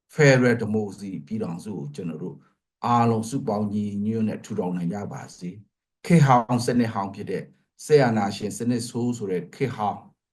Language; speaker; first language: Burmese; non-native, local second language; Pa'o Karen